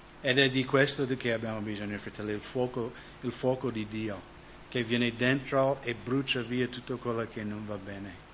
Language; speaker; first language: Italian; non-native, fluent; English